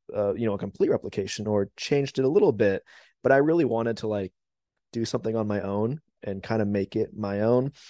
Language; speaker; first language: English; native; English